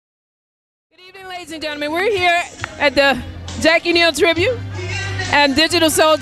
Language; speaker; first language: English; native; English